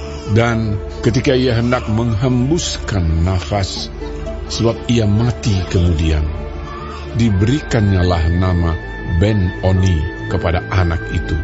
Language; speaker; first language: Indonesian; native; Indonesian